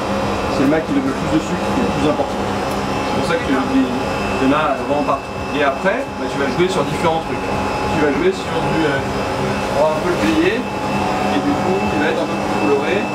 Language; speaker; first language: French; native; French